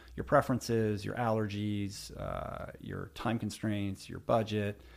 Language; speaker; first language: English; native; English